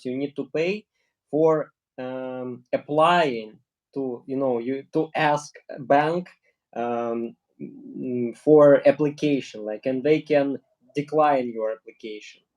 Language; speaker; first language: English; non-native, learner; Russian